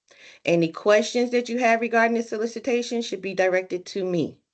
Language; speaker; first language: English; native; English